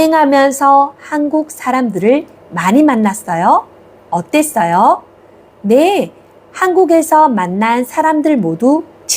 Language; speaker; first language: Korean; non-native, fluent; Thai